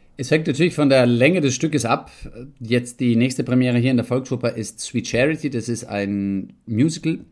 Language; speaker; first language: German; early bilingual, heritage; Italian